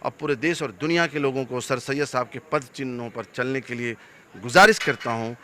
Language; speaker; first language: Hindi; native; Hindi